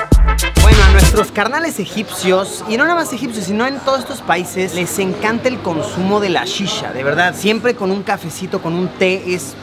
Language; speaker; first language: Spanish; native; Spanish